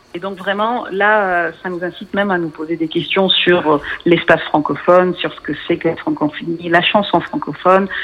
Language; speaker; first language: French; non-native, local second language; Arabic